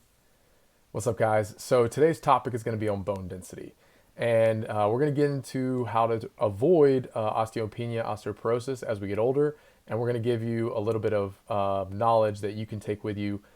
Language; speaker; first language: English; native; English